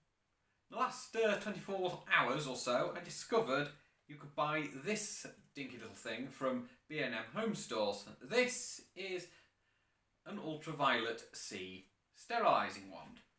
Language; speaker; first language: English; native; English